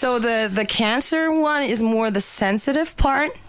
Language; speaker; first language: English; non-native, fluent; German